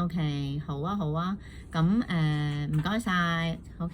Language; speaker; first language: Cantonese; native; Cantonese